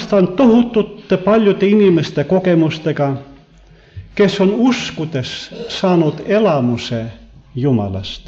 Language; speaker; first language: Estonian; native; Estonian